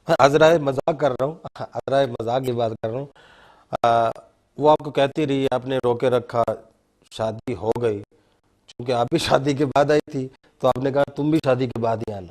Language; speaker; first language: Urdu; non-native, local second language; Baluchi